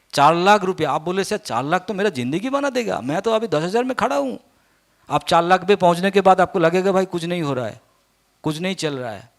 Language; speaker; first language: Hindi; non-native, local second language; Bangla